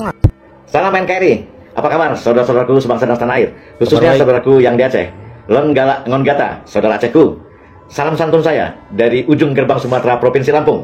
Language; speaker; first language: Indonesian; native; Indonesian